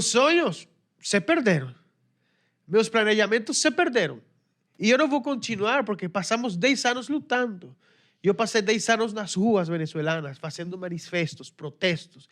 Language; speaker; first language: Portuguese; non-native, fluent; Spanish